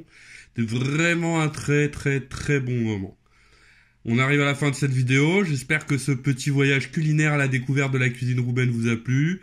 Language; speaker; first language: French; native; French